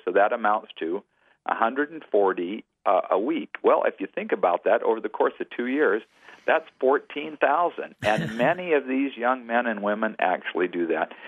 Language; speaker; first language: English; native; English